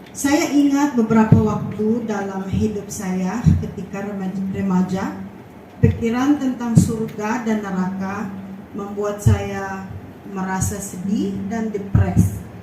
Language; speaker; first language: Indonesian; non-native, learner; Filipino